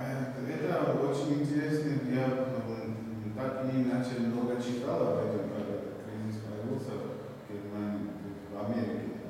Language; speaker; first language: Russian; non-native, fluent; Georgian